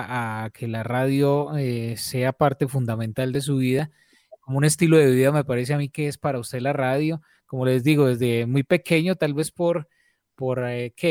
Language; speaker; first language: Spanish; native; Spanish